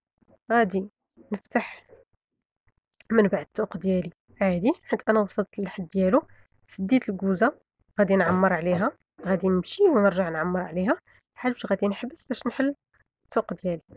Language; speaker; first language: Arabic; native; Arabic